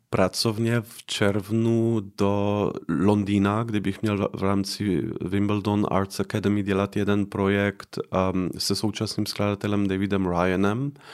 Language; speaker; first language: Czech; non-native, fluent; Slovenian